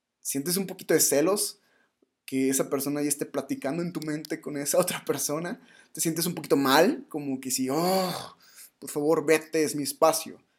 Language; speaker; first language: Spanish; native; Spanish